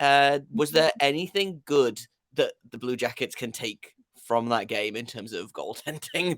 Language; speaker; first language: English; native; English